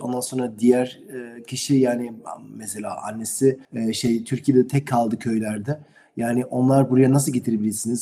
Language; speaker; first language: Turkish; non-native, learner; German